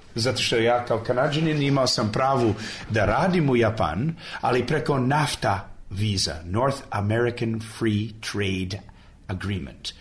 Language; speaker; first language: Serbian; early bilingual, heritage; Serbian